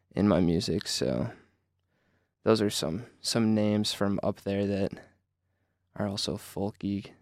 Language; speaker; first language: English; native; English